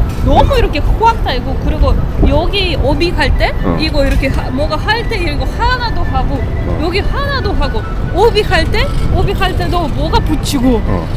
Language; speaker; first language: Korean; non-native, learner; Russian